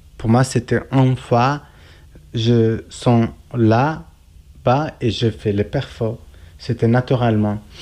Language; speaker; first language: French; non-native, learner; Kurdish